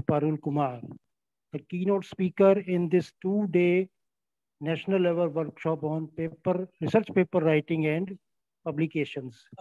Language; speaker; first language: English; non-native, local second language; Hindi